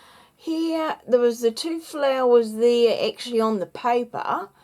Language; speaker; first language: English; native; English